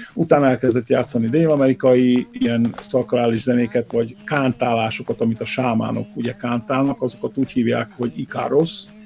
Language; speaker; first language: Hungarian; early bilingual, heritage; Hungarian